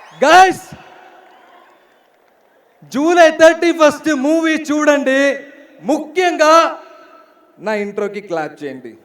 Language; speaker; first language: Telugu; non-native, learner; Malayalam